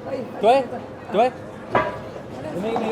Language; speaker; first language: Chinese; non-native, learner; English